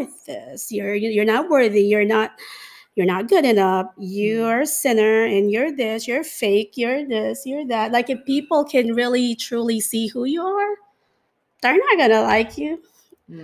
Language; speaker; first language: English; non-native, local second language; Filipino